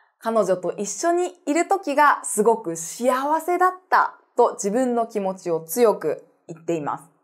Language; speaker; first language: Japanese; native; Japanese